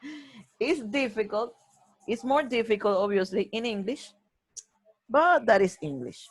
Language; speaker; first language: English; non-native, fluent; Spanish